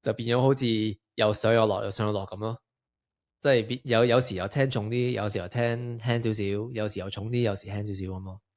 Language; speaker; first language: Cantonese; native; Cantonese